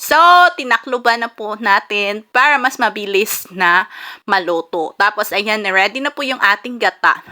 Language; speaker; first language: Filipino; non-native, local second language; Cebuano